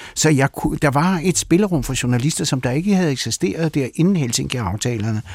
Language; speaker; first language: Danish; early bilingual, other home language; Russian